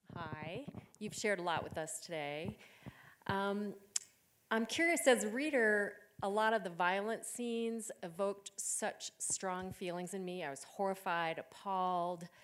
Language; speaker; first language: English; native; English